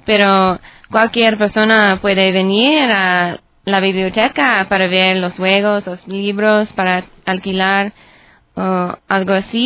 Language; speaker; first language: Spanish; non-native, learner; English